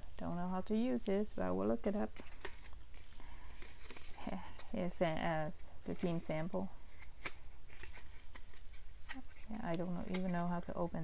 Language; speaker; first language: English; non-native, fluent; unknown